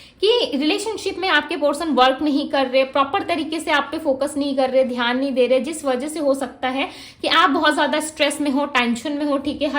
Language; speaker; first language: Hindi; native; Hindi